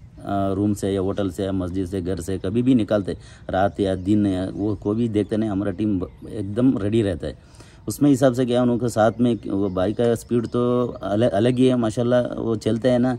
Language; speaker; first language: Hindi; non-native, local second language; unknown